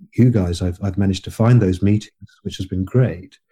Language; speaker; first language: English; native; English